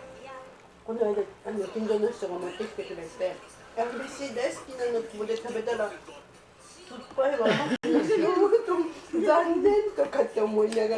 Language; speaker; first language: Japanese; native; Japanese